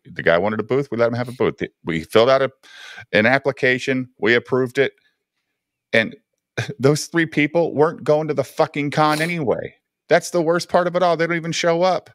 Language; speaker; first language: English; native; English